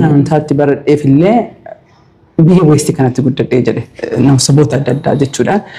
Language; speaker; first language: Oromo; early bilingual, heritage; Oromo